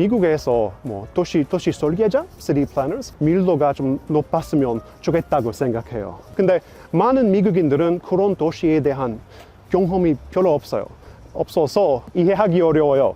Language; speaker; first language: Korean; non-native, fluent; English